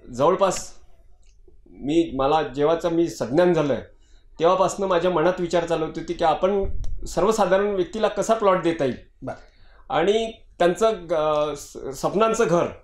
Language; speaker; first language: Hindi; non-native, local second language; Marathi